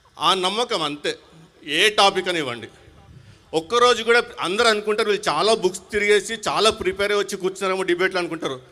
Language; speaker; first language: Telugu; non-native, local second language; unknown